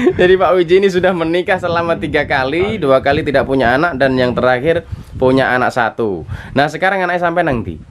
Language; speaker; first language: Indonesian; non-native, local second language; Javanese